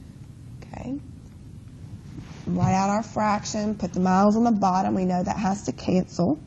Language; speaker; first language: English; native; English